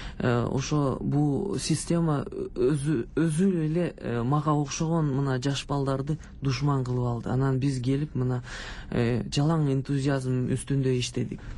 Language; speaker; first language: Kyrgyz; non-native, local second language; Russian